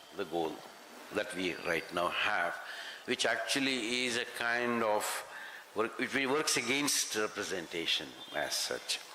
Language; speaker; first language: English; non-native, local second language; Kannada